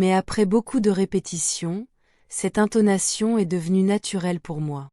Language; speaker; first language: French; non-native, fluent; Portuguese